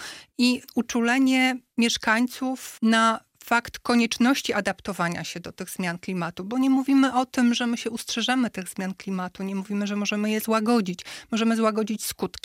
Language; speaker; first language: Polish; native; Polish